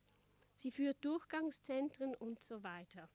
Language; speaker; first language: German; native; German